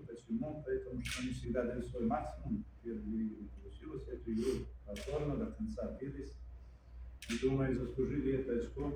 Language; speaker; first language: Russian; non-native, fluent; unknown